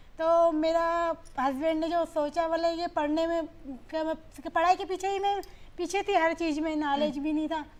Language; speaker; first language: Hindi; native; Hindi